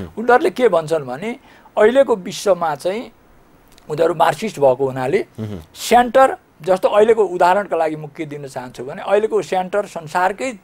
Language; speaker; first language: Nepali; native; Nepali